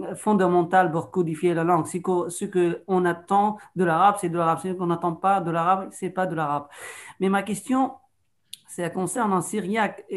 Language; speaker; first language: French; non-native, fluent; Arabic